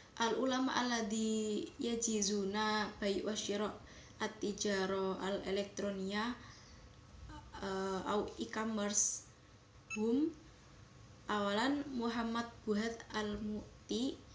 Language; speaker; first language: Arabic; non-native, learner; Indonesian